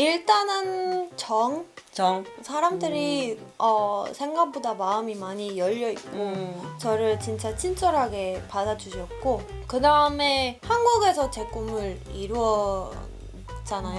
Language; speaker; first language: Korean; non-native, fluent; Spanish